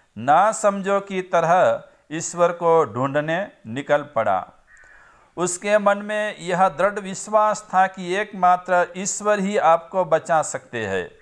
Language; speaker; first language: Hindi; non-native, local second language; Gujarati